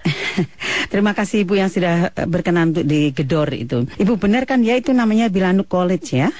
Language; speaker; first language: Indonesian; native; Indonesian